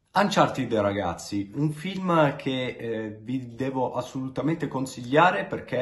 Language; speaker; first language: Italian; native; Italian